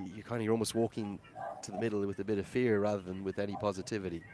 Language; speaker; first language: English; native; English